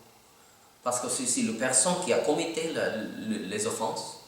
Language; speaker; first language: French; non-native, learner; Filipino